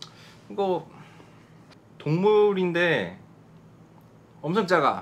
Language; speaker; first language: Korean; native; Korean